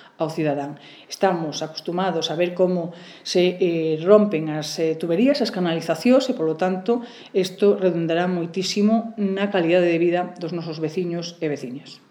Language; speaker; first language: Galician; non-native, local second language; Spanish